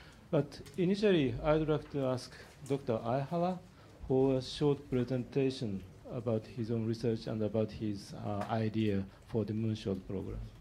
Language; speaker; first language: English; non-native, fluent; Japanese